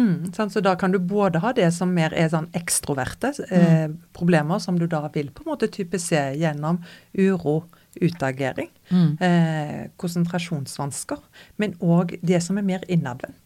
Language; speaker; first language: Norwegian; native; Norwegian